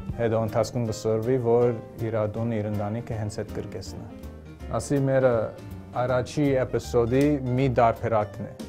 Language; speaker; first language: Armenian; early bilingual, heritage; Armenian